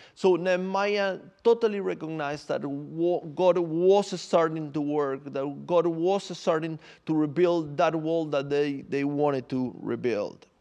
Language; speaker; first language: English; non-native, fluent; Spanish